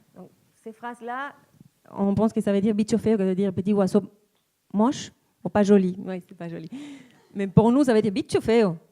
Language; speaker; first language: French; non-native, fluent; Spanish